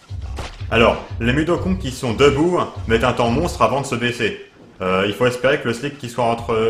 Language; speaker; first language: French; native; French